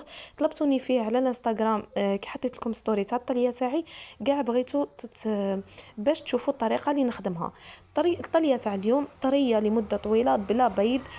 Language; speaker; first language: Arabic; native; Arabic